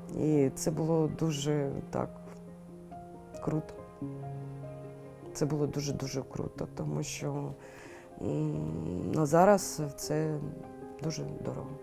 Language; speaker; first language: Ukrainian; non-native, local second language; Russian